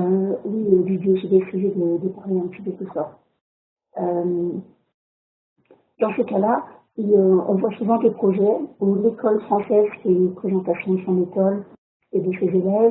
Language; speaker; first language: French; native; French